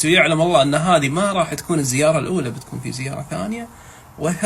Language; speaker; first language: Arabic; native; Arabic